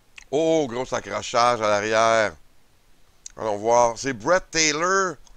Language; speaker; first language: French; native; French